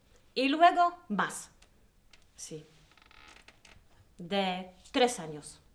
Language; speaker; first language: Spanish; non-native, learner; Polish